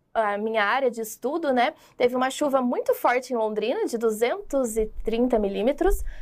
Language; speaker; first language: Portuguese; native; Portuguese